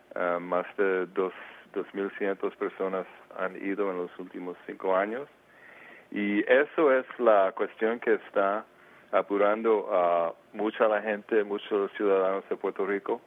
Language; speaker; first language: Spanish; early bilingual, heritage; Spanish